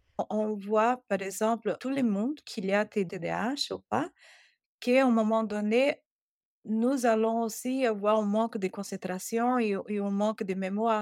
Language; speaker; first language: French; non-native, fluent; Portuguese